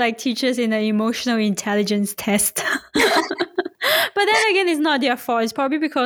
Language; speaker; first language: English; native; English